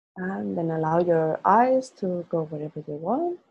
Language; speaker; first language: English; non-native, fluent; Spanish